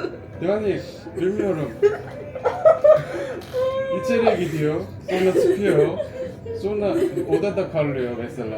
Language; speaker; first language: Turkish; non-native, fluent; Korean